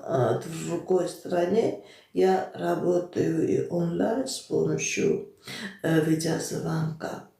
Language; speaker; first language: Russian; non-native, local second language; Armenian